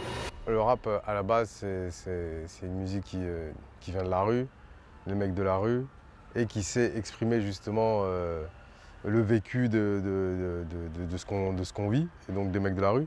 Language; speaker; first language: French; native; French